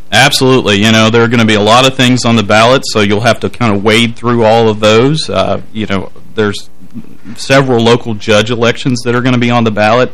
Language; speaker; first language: English; native; English